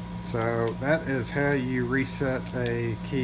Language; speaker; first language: English; native; English